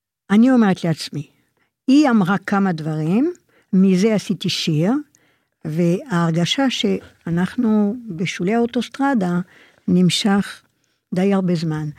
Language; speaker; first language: Hebrew; non-native, fluent; French